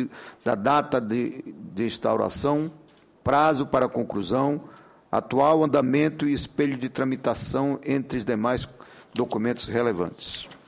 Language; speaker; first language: Portuguese; native; Portuguese